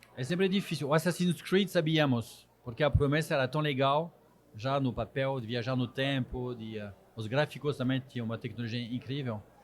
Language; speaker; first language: Portuguese; non-native, fluent; French